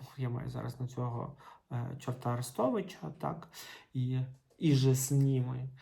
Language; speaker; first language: Ukrainian; native; Ukrainian